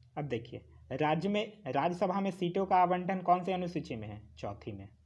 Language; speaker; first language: Hindi; native; Hindi